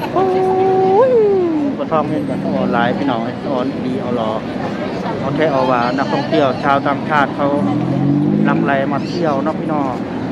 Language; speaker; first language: Thai; native; Thai